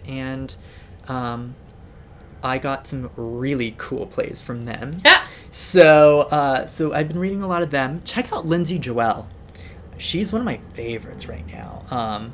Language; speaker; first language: English; native; English